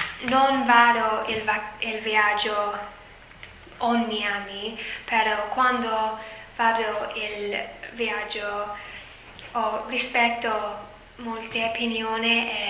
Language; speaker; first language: Italian; non-native, learner; English